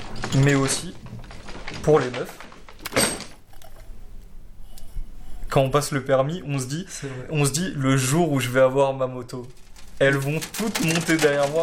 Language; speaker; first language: French; native; French